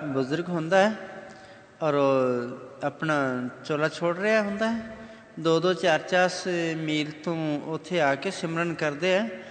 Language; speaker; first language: Punjabi; native; Punjabi